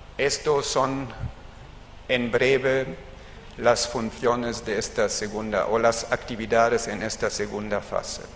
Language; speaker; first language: Spanish; non-native, fluent; German